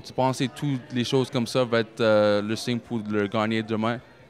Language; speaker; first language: French; non-native, learner; English